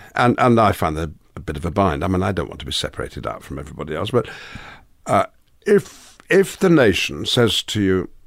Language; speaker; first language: English; native; English